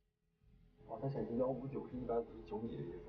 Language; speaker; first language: Chinese; native; Chinese